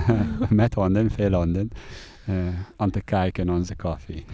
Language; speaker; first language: Dutch; non-native, fluent; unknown